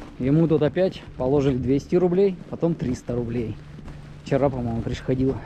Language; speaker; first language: Russian; native; Russian